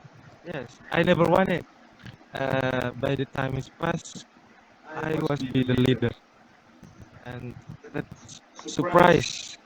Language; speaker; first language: English; non-native, learner; Indonesian